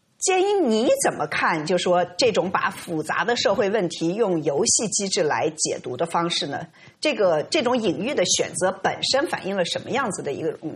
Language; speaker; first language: Chinese; native; Chinese